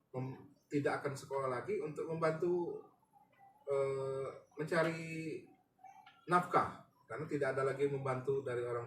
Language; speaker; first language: Indonesian; native; Indonesian